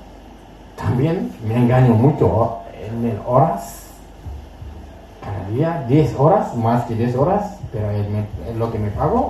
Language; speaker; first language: Spanish; non-native, learner; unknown